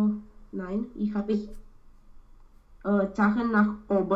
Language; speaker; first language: German; non-native, learner; Romanian